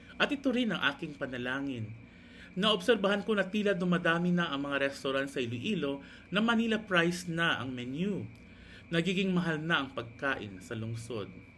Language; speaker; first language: Filipino; non-native, local second language; Hiligaynon